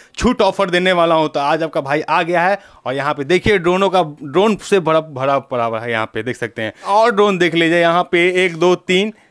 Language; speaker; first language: Hindi; native; Hindi